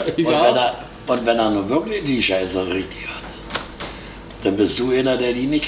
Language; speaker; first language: German; native; German